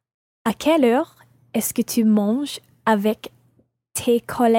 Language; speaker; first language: French; non-native, learner; English